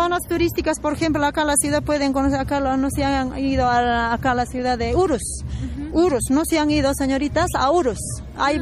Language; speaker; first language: Spanish; native; Spanish